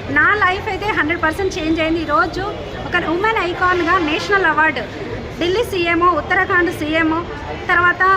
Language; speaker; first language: Telugu; native; Telugu